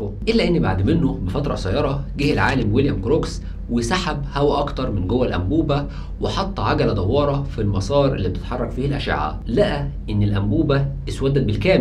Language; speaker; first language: Arabic; native; Arabic